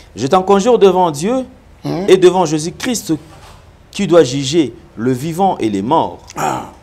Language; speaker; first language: French; non-native, local second language; Lingala